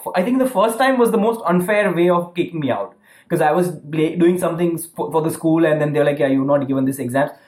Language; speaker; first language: English; non-native, local second language; Gujarati